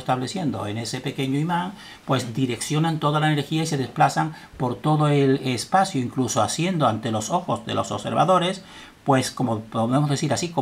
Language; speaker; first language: Spanish; native; Spanish